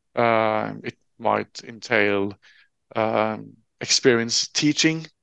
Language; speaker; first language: English; non-native, fluent; Norwegian